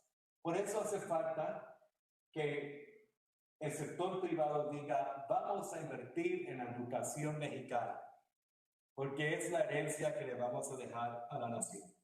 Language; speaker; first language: Spanish; early bilingual, heritage; Spanish